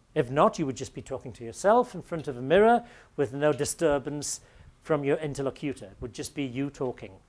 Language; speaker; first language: English; native; English